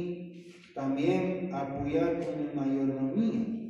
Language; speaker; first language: Spanish; non-native, fluent; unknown